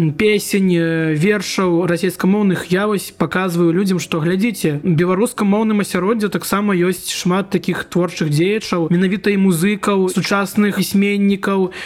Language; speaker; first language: Belarusian; non-native, local second language; Russian